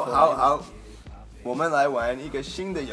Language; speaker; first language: Chinese; non-native, learner; English